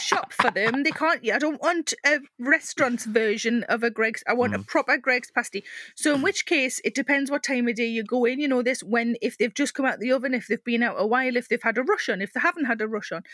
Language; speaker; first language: English; native; English